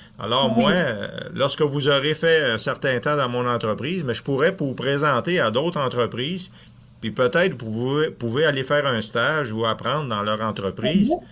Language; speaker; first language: French; native; French